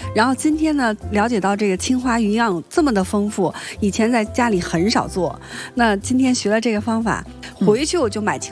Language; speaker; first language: Chinese; native; Chinese